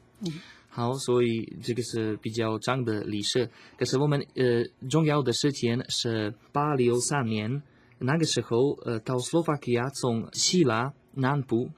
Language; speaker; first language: Chinese; non-native, learner; Slovak